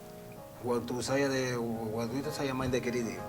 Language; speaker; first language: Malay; non-native, learner; Spanish